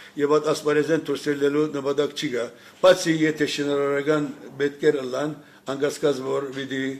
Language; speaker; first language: Armenian; early bilingual, heritage; Armenian